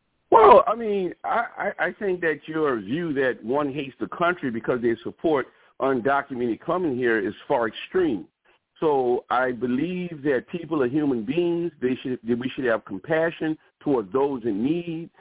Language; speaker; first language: English; native; English